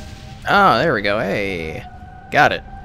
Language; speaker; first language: English; native; English